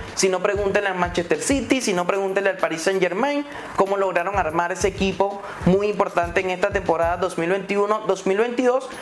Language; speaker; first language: Spanish; native; Spanish